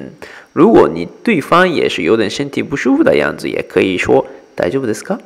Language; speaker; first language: Chinese; non-native, fluent; Japanese